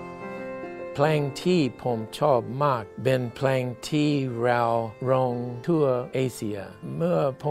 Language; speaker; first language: Thai; non-native, fluent; English